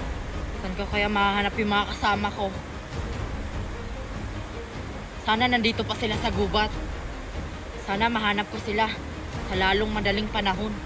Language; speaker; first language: Filipino; native; Filipino